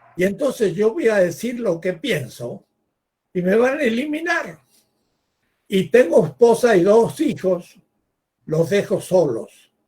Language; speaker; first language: Spanish; native; Spanish